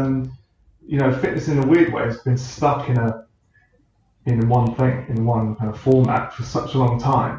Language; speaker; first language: English; native; English